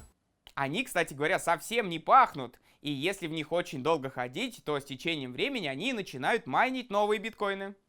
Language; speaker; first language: Russian; native; Russian